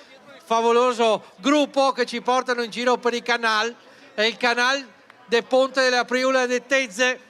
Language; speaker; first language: Italian; native; Italian